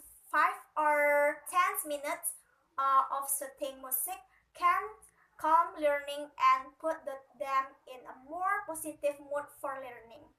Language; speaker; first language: English; non-native, learner; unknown